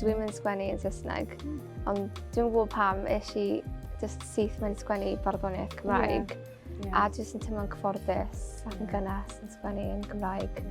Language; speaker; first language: Welsh; non-native, local second language; English